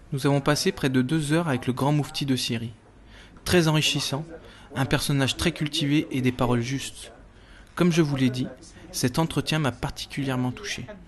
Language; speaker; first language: French; native; French